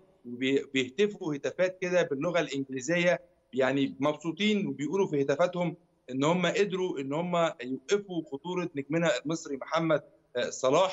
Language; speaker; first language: Arabic; native; Arabic